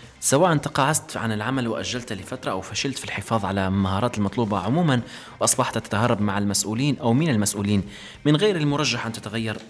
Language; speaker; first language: Arabic; native; Arabic